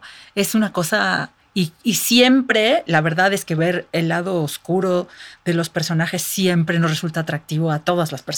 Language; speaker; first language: Spanish; native; Spanish